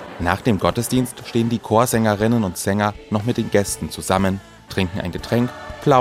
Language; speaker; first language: German; native; German